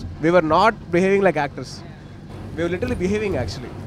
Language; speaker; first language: Telugu; native; Telugu